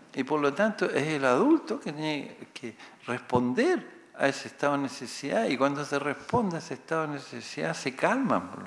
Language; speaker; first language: Spanish; native; Spanish